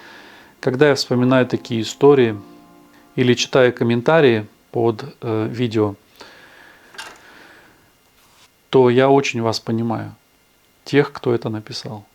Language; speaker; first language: Russian; native; Russian